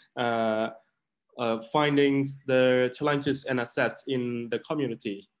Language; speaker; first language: English; non-native, learner; Khmer